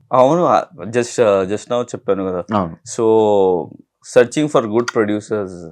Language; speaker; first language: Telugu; non-native, learner; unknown